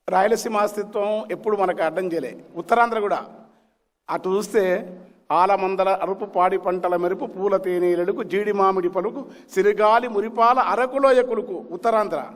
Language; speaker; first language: Telugu; native; Telugu